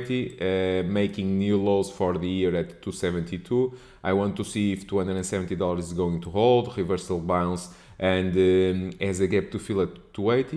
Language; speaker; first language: English; non-native, fluent; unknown